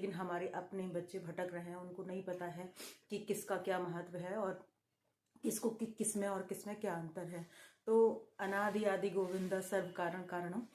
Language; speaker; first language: Hindi; native; Hindi